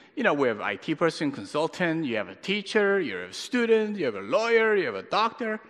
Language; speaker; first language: English; native; English